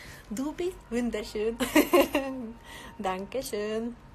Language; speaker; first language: English; non-native, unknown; Slovak